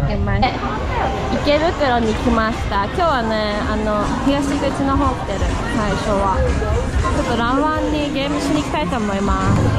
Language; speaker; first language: Japanese; native; Japanese